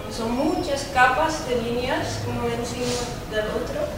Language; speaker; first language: Spanish; non-native, fluent; Dutch